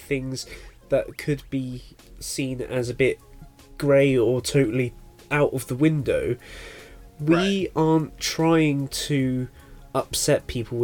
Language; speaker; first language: English; native; English